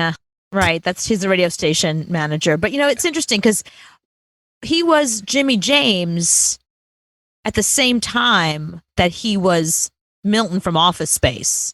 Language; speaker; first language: English; native; English